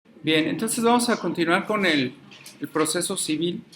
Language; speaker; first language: Spanish; native; Spanish